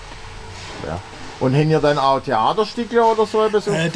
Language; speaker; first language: German; native; German